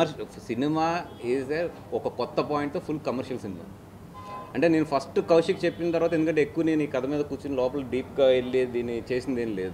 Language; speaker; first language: Telugu; native; Telugu